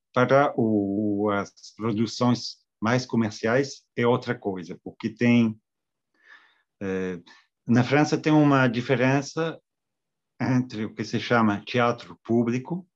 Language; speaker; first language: Portuguese; non-native, fluent; French